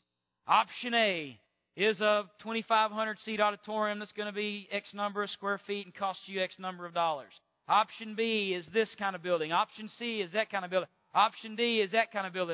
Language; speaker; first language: English; native; English